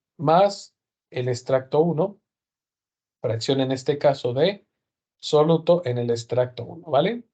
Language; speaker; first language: Spanish; native; Spanish